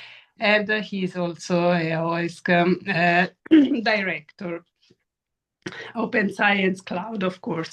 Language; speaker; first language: English; non-native, fluent; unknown